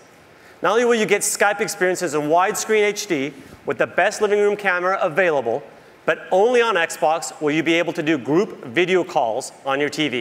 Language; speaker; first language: English; native; English